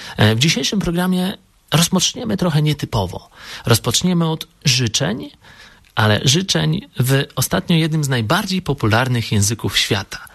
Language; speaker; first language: Polish; native; Polish